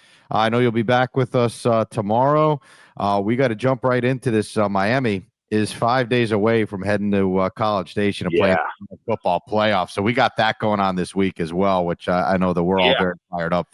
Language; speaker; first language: English; native; English